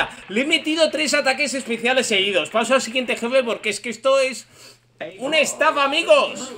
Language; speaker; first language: Spanish; native; Spanish